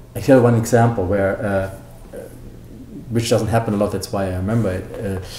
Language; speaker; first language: English; non-native, fluent; German